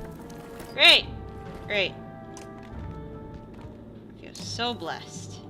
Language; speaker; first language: English; native; English